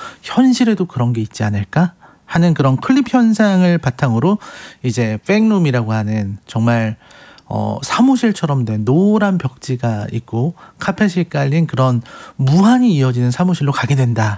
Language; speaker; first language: Korean; native; Korean